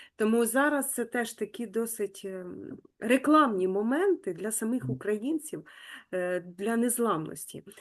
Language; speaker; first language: Ukrainian; native; Ukrainian